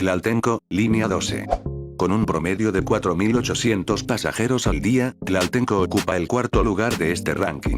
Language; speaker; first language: Spanish; native; Spanish